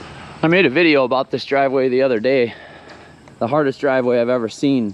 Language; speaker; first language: English; native; English